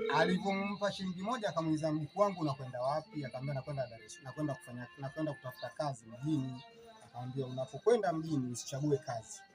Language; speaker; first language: Swahili; native; Swahili